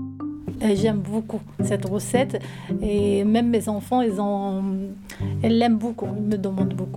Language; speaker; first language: French; non-native, learner; Arabic